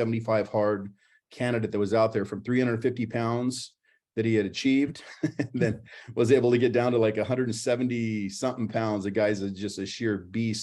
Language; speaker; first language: English; native; English